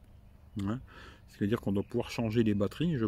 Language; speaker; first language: French; native; French